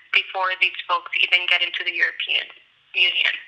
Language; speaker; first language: English; native; English